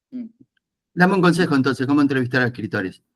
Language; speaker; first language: Spanish; native; Spanish